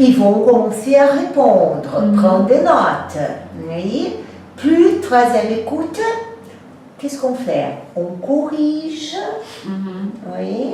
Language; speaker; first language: French; non-native, fluent; Portuguese